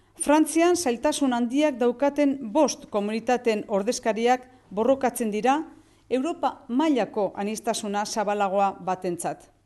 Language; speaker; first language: Basque; native; Basque